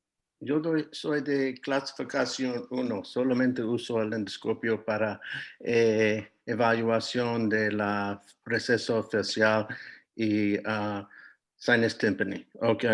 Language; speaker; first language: Spanish; non-native, fluent; English